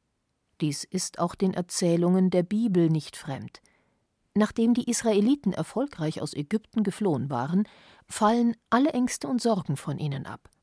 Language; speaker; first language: German; native; German